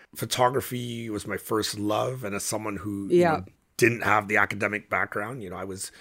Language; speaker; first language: English; native; English